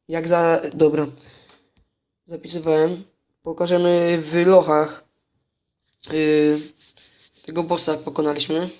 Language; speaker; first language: Polish; native; Polish